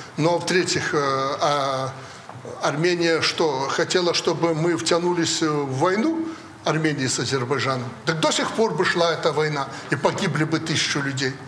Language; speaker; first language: Russian; native; Russian